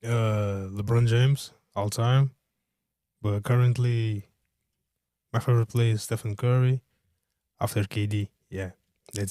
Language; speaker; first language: English; non-native, learner; Portuguese